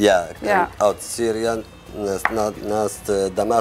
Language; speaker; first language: Dutch; non-native, learner; Arabic